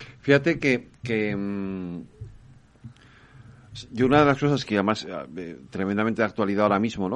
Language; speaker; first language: Spanish; native; Spanish